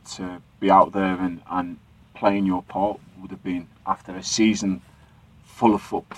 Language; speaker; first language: English; native; English